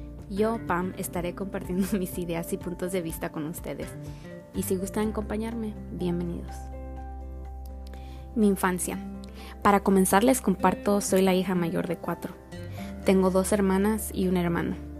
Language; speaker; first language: Spanish; early bilingual, heritage; Spanish